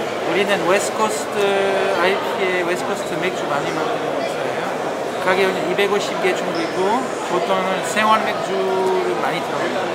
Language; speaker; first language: Korean; non-native, learner; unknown